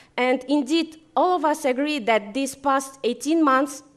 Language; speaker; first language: English; non-native, fluent; Kazakh